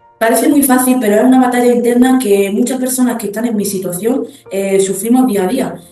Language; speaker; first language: Spanish; early bilingual, other home language; Arabic